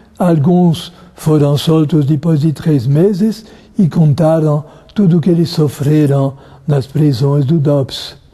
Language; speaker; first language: Portuguese; non-native, fluent; French